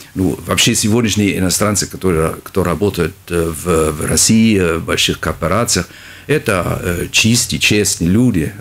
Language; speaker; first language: Russian; non-native, fluent; German